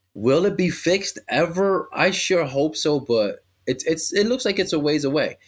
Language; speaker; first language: English; early bilingual, other home language; Spanish